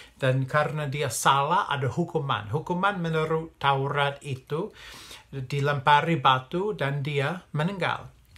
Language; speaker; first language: Indonesian; non-native, fluent; English